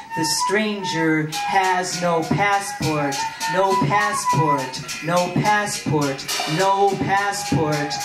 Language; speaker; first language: English; early bilingual, other home language; Spanish